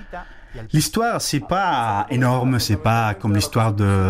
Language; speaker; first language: French; non-native, fluent; Spanish